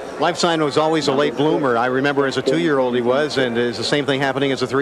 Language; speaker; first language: English; native; English